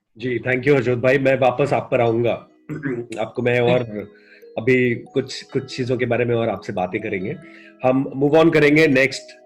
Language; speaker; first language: Hindi; native; Hindi